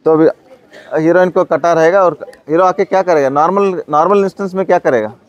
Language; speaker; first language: Hindi; non-native, local second language; Kannada